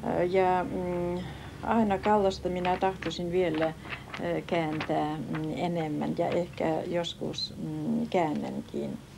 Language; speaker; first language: Finnish; early bilingual, heritage; Finnish